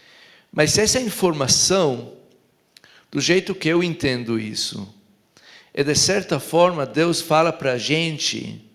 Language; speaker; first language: Portuguese; non-native, fluent; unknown